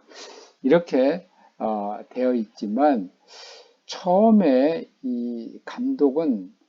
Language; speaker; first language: Korean; native; Korean